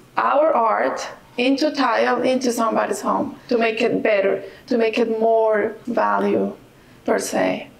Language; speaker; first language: English; non-native, fluent; Spanish